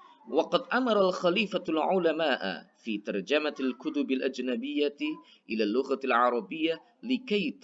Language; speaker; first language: Arabic; non-native, fluent; Indonesian